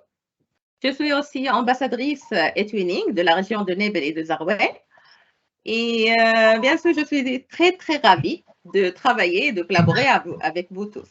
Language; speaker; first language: French; non-native, local second language; Arabic